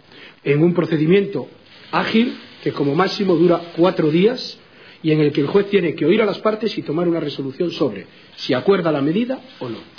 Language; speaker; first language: Spanish; native; Spanish